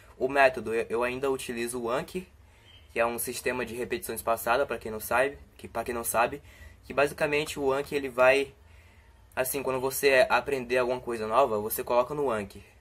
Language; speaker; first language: Portuguese; native; Portuguese